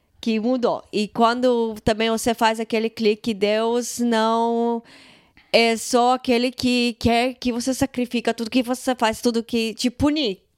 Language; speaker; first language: Portuguese; non-native, fluent; Russian